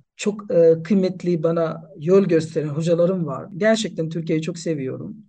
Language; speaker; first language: Turkish; non-native, fluent; Nepali